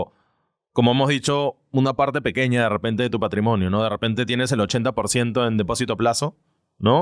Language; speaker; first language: Spanish; native; Spanish